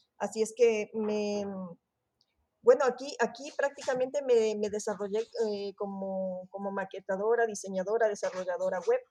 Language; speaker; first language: Spanish; native; Spanish